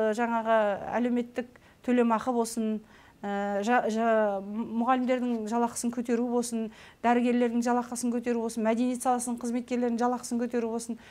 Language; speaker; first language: Kazakh; native; Kazakh